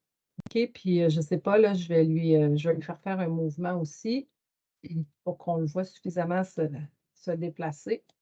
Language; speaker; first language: French; native; French